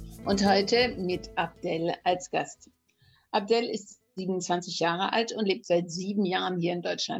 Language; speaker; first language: German; native; German